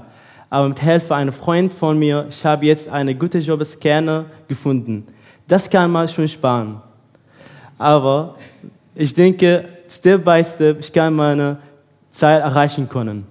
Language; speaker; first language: German; non-native, learner; Arabic